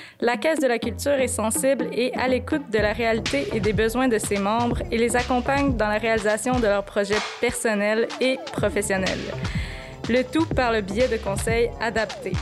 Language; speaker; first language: French; native; French